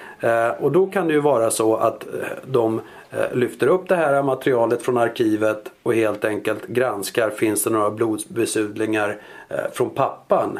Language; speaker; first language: Swedish; native; Swedish